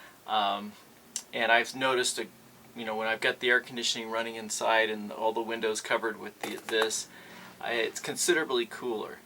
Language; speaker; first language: English; native; English